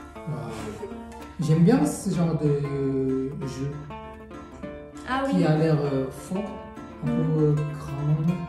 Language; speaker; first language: French; non-native, fluent; Korean